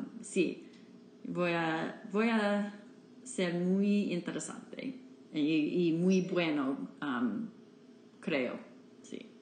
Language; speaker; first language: Spanish; non-native, fluent; English